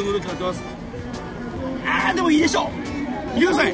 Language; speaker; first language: Japanese; native; Japanese